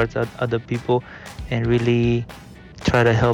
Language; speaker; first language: English; non-native, fluent; Romanian